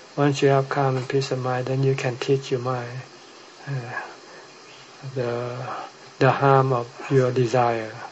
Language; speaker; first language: English; non-native, fluent; Thai